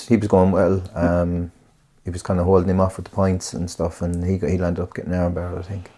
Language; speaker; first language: English; native; English